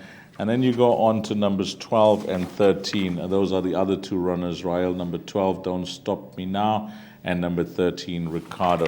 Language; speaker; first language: English; native; English